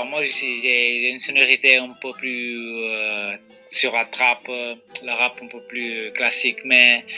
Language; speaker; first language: French; non-native, fluent; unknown